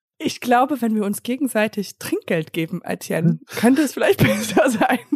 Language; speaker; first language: German; early bilingual, other home language; English